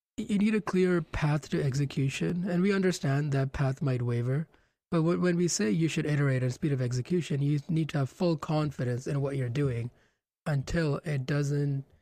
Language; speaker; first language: English; non-native, local second language; Hindi